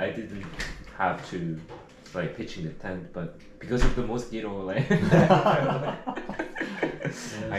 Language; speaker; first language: English; non-native, learner; Korean